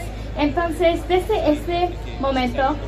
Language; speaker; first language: Spanish; non-native, learner; English